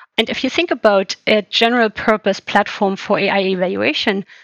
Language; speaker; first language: English; non-native, fluent; German